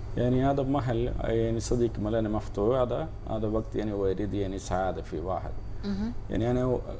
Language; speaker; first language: Arabic; non-native, learner; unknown